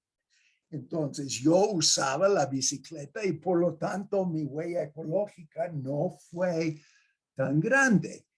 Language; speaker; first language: Spanish; non-native, fluent; English